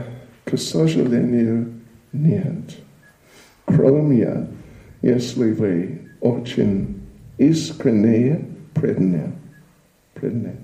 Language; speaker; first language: Russian; non-native, learner; English